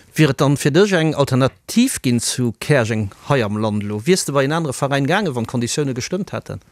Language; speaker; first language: Luxembourgish; native; Luxembourgish